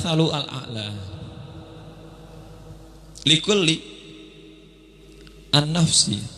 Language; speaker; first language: Arabic; non-native, fluent; Indonesian